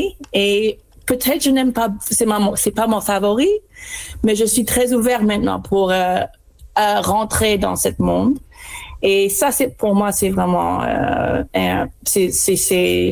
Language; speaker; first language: French; non-native, fluent; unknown